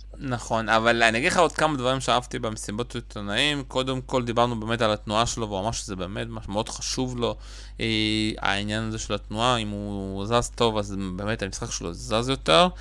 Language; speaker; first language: Hebrew; early bilingual, other home language; Russian